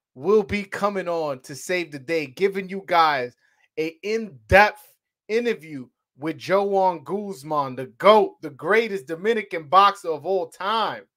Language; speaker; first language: English; early bilingual, other home language; Spanish